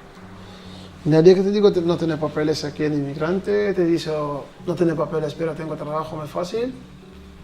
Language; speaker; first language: Spanish; non-native, learner; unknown